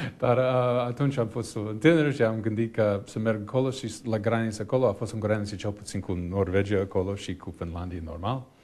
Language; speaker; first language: Romanian; non-native, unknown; English